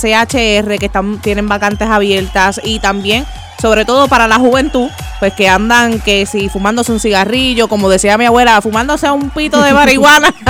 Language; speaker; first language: Spanish; native; Spanish